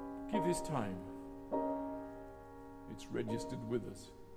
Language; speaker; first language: English; native; English